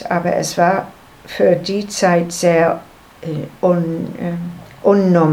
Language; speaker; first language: German; non-native, learner; English